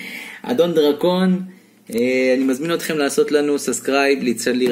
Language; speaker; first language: Hebrew; native; Hebrew